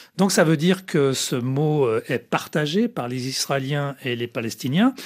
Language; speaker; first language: French; native; French